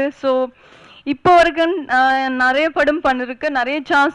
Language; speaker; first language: Tamil; non-native, local second language; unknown